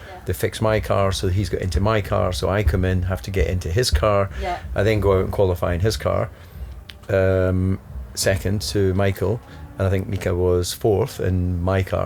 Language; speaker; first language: English; native; English